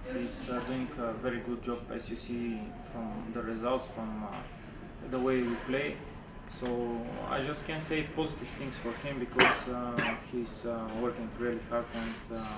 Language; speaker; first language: English; non-native, fluent; Bulgarian